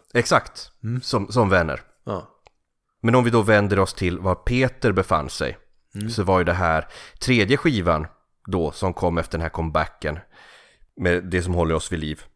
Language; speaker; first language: Swedish; native; Swedish